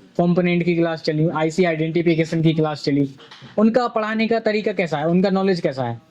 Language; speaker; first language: Hindi; native; Hindi